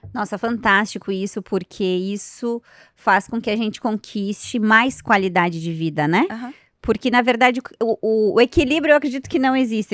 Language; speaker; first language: Portuguese; native; Portuguese